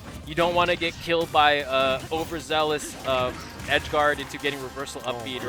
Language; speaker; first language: English; native; English